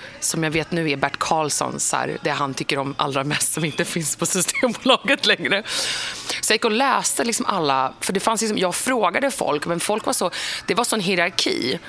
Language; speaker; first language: Swedish; native; Swedish